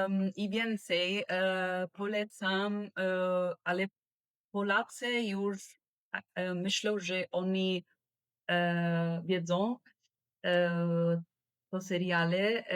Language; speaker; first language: Polish; non-native, learner; Italian